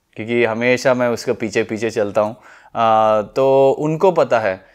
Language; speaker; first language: Hindi; non-native, local second language; Telugu